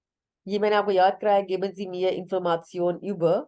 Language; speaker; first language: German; non-native, fluent; Urdu